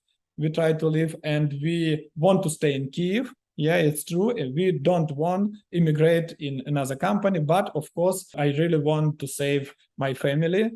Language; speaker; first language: English; non-native, learner; Ukrainian